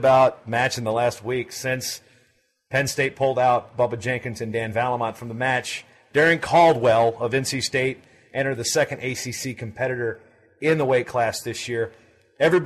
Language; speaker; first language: English; native; English